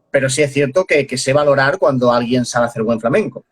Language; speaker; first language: Spanish; native; Spanish